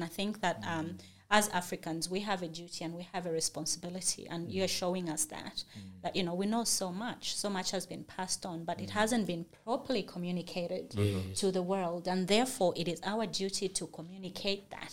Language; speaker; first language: English; non-native, local second language; Bemba